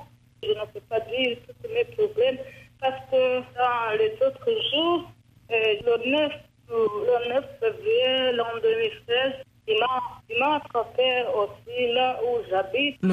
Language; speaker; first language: French; non-native, learner; Rundi